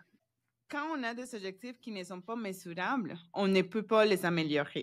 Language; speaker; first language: French; non-native, fluent; Spanish